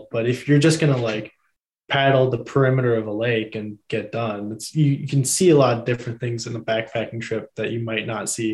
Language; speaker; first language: English; native; English